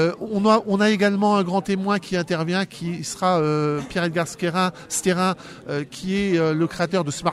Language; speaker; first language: French; native; French